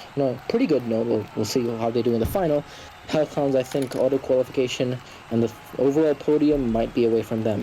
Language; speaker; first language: English; native; English